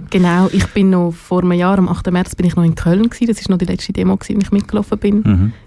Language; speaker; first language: German; native; German